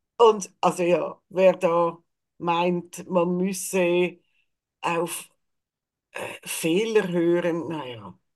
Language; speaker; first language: German; native; German